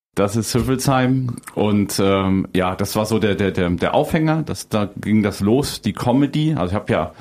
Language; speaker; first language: German; native; German